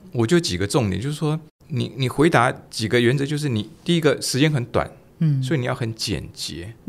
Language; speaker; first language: Chinese; non-native, local second language; Min Nan Chinese